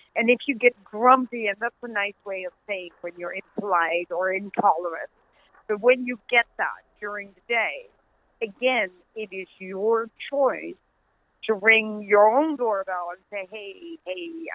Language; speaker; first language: English; non-native, fluent; Dutch